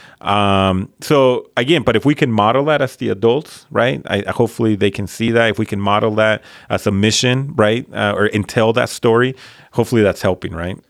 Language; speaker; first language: English; early bilingual, other home language; Spanish